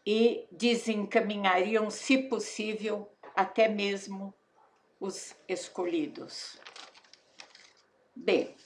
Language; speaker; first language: Portuguese; native; Portuguese